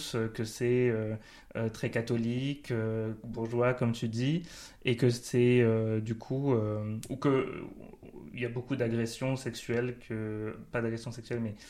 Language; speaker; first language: French; native; French